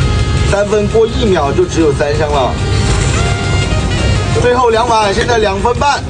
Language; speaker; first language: Chinese; native; Chinese